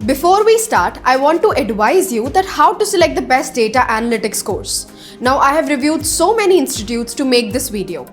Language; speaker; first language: English; non-native, local second language; Hindi